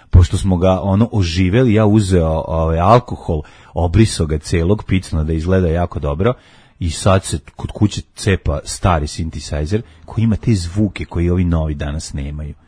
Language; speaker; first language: Serbian; native; Serbian